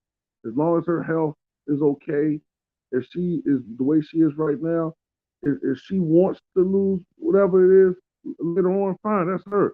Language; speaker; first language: English; native; English